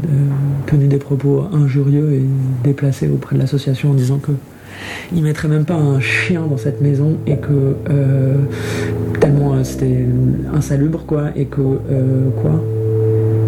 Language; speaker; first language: French; native; French